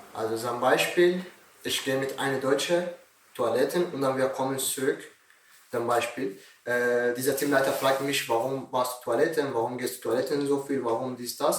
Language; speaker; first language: German; non-native, learner; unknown